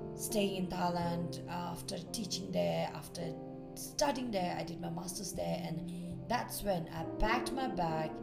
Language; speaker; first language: English; non-native, fluent; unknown